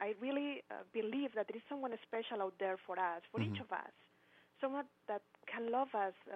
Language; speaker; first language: English; non-native, fluent; Spanish